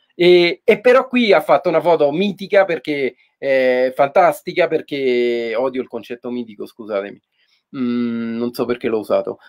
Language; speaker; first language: Italian; native; Italian